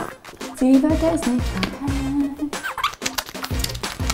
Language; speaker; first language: German; native; German